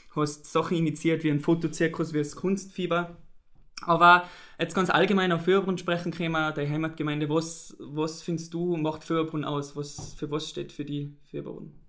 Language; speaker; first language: German; native; German